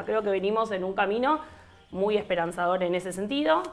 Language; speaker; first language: Spanish; native; Spanish